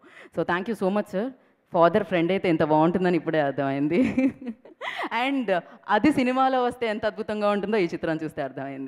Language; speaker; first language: Telugu; native; Telugu